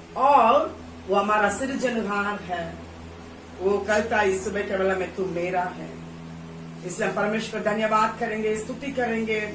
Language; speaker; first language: Hindi; non-native, local second language; Tamil